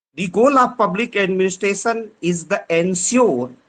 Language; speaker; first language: English; non-native, local second language; Hindi